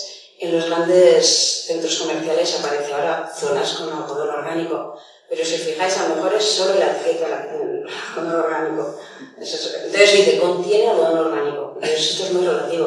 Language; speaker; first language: Spanish; native; Spanish